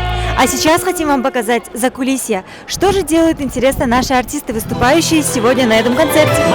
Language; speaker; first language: Russian; native; Russian